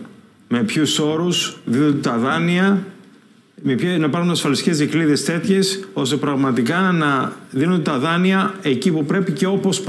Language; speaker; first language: Greek; native; Greek